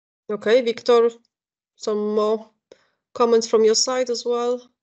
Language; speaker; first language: English; non-native, fluent; Polish